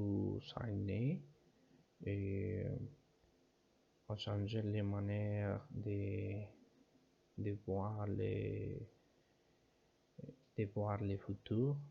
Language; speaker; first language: French; non-native, learner; Spanish